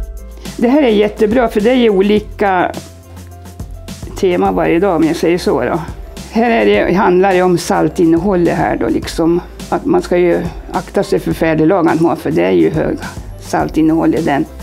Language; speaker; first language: Swedish; native; Swedish